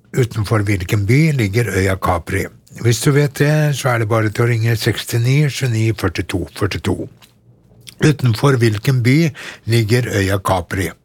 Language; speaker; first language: Norwegian; native; Norwegian